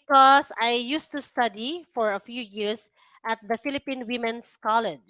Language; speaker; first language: English; non-native, fluent; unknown